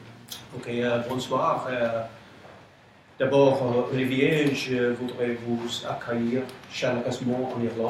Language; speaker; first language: French; non-native, fluent; English